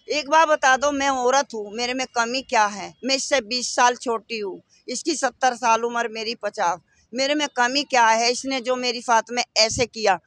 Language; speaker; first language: Hindi; native; Hindi